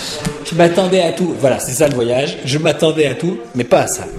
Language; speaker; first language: French; native; French